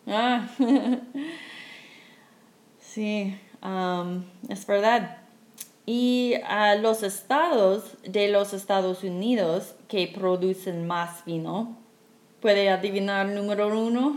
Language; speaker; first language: Spanish; non-native, learner; English